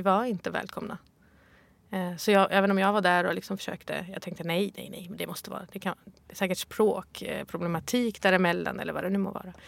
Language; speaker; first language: Swedish; early bilingual, other home language; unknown